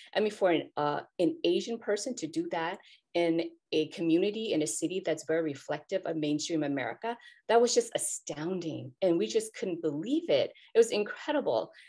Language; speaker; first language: English; native; English